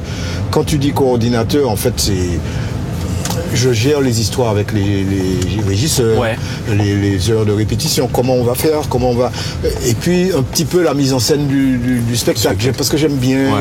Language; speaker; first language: French; native; French